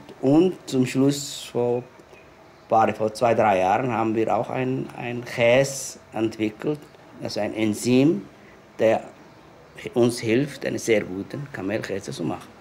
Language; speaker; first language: German; non-native, fluent; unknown